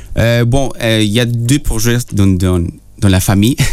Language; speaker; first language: French; non-native, learner; Spanish